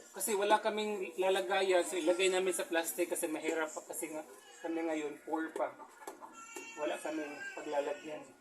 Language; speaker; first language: Filipino; non-native, local second language; Cebuano